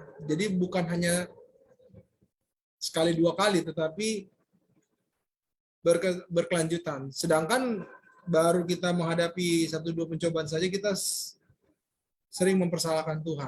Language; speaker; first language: Indonesian; native; Indonesian